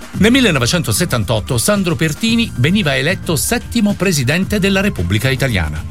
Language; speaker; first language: Italian; native; Italian